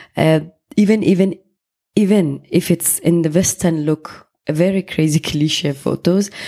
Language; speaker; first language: English; non-native, fluent; Persian